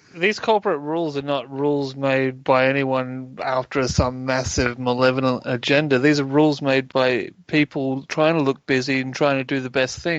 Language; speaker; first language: English; native; English